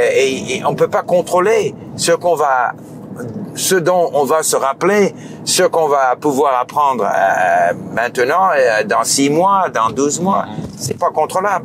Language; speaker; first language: French; non-native, fluent; English